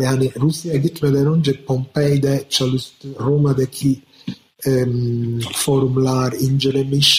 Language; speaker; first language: Turkish; non-native, fluent; Italian